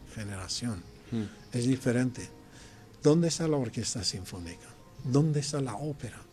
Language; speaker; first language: Spanish; non-native, fluent; Persian